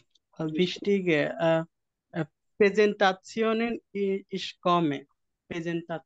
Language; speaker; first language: German; non-native, learner; Bangla